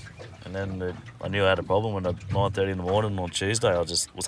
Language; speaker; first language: English; native; English